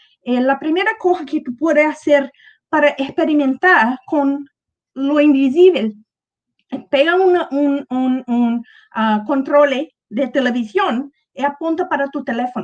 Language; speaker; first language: Spanish; non-native, learner; Portuguese